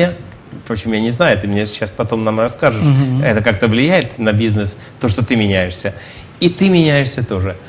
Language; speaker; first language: Russian; native; Russian